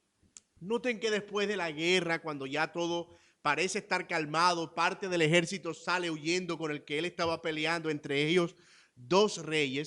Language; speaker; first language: Spanish; native; Spanish